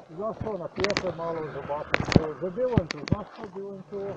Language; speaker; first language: Polish; non-native, learner; Slovenian